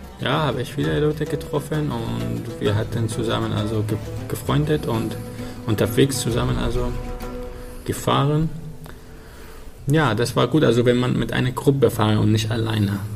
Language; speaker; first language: German; non-native, learner; Arabic